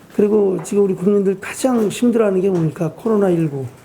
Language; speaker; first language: Korean; native; Korean